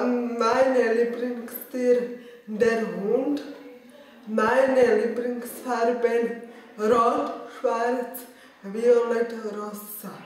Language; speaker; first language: German; non-native, learner; Slovak